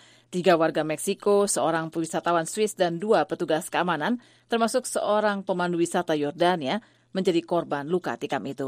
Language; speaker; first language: Indonesian; native; Indonesian